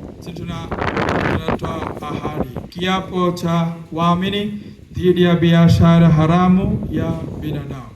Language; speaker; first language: Swahili; non-native, fluent; Malayalam